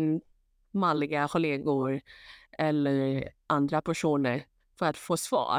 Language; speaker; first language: Swedish; non-native, fluent; Thai